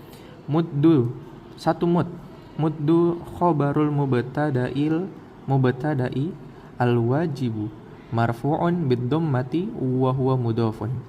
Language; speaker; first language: Arabic; non-native, learner; Indonesian